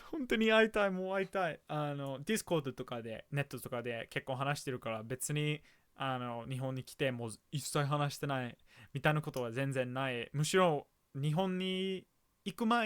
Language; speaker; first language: Japanese; non-native, fluent; English